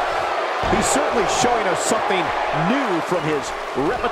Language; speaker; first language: English; native; English